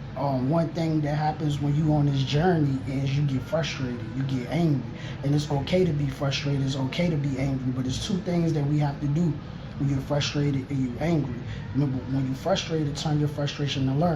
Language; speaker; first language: English; native; English